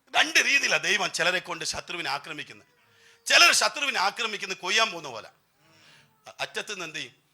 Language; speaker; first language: Malayalam; non-native, local second language; Tamil